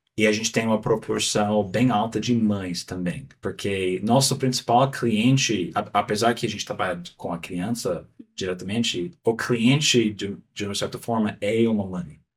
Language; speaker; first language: Portuguese; non-native, fluent; English